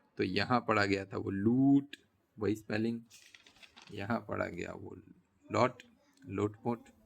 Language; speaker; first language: Hindi; native; Hindi